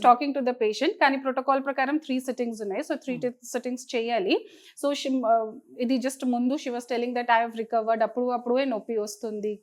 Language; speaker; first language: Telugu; non-native, fluent; Hindi